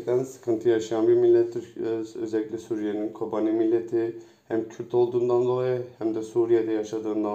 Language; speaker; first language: Turkish; native; Turkish